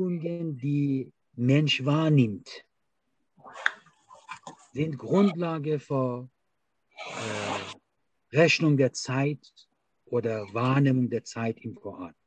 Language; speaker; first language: German; non-native, fluent; Persian